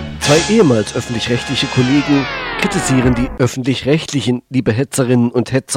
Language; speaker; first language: German; native; German